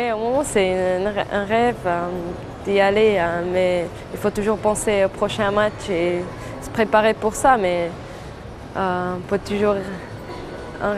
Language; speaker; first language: French; non-native, fluent; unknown